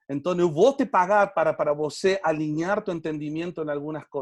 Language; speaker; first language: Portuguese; non-native, learner; Spanish